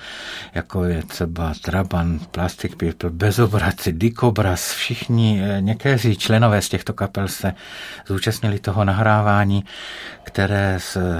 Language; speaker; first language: Czech; native; Czech